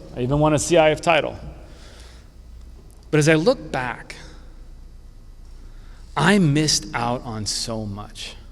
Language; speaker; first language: English; native; English